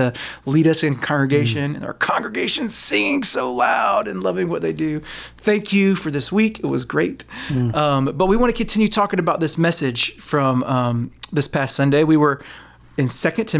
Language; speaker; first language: English; native; English